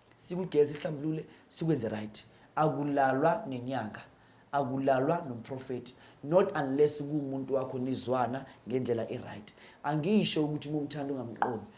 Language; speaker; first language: Zulu; non-native, local second language; Northern Sotho